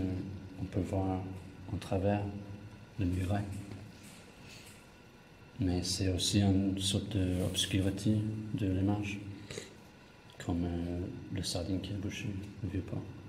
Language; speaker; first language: French; non-native, fluent; English